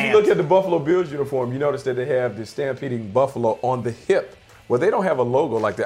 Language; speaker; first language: English; native; English